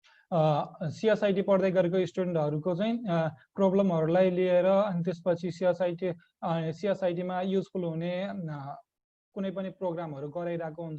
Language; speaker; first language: Nepali; native; Nepali